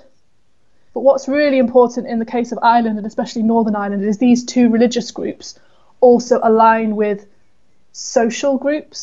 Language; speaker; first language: English; native; English